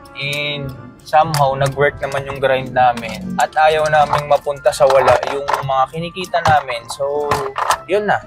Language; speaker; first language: Filipino; native; Filipino